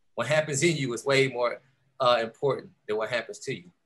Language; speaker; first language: English; native; English